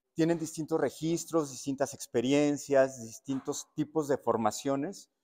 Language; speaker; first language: Spanish; native; Spanish